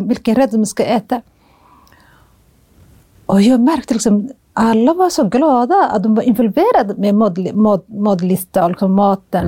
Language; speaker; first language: Swedish; non-native, fluent; Somali